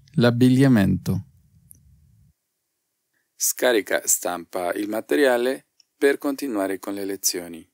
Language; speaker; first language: Italian; non-native, fluent; Spanish